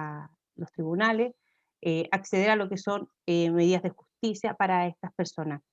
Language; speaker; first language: Spanish; native; Spanish